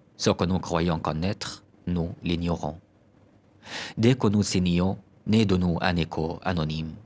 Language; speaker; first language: French; non-native, fluent; Arabic